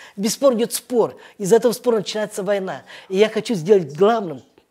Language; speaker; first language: Russian; native; Russian